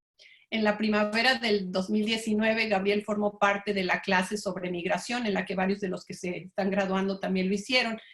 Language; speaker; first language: Spanish; native; Spanish